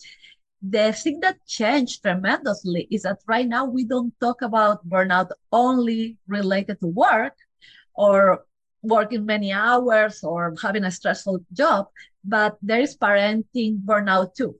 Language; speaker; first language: English; non-native, fluent; Spanish